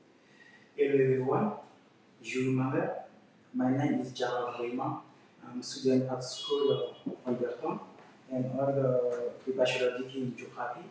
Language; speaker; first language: English; non-native, learner; French